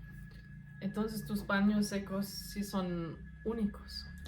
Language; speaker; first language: Spanish; non-native, fluent; German